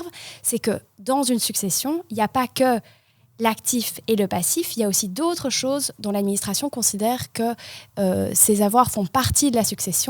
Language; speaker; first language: French; native; French